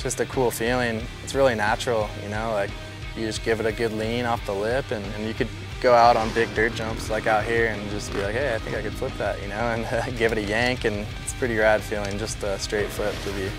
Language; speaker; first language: English; native; English